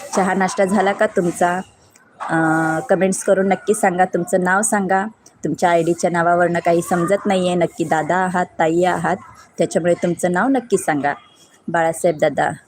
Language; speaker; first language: Hindi; non-native, local second language; Marathi